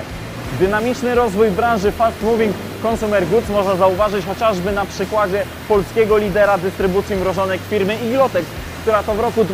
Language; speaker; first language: Polish; native; Polish